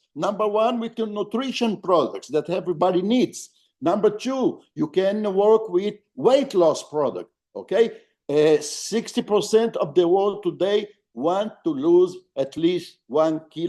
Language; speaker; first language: English; non-native, fluent; Portuguese